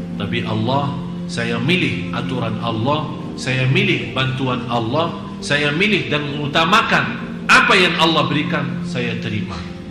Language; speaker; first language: Indonesian; non-native, fluent; Arabic